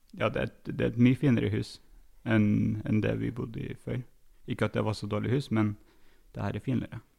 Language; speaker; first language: Norwegian; native; Norwegian